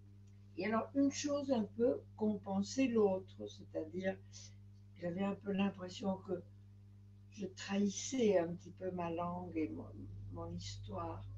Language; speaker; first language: French; non-native, fluent; Spanish